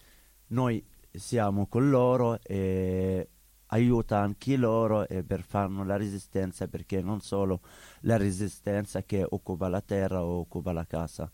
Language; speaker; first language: Italian; non-native, learner; Arabic